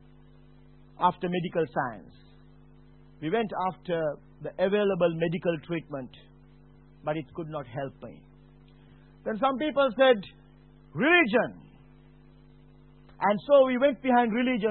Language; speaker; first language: English; non-native, local second language; Sinhala